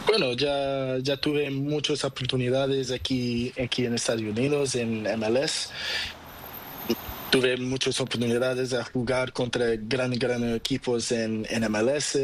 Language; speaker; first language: Spanish; non-native, learner; Portuguese